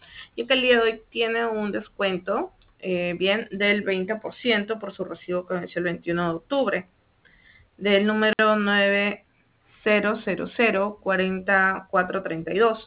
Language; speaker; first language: Spanish; native; Spanish